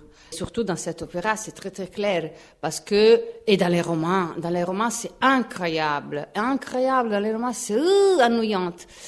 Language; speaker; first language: French; non-native, fluent; Italian